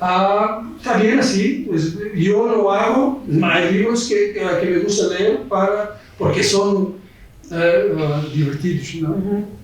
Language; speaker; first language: Spanish; non-native, fluent; Portuguese